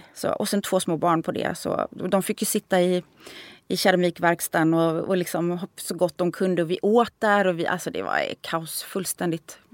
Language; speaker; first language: Swedish; native; Swedish